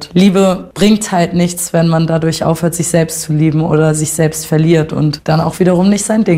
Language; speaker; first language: German; native; German